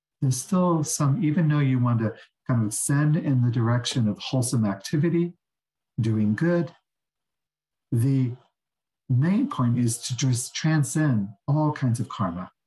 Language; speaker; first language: English; native; English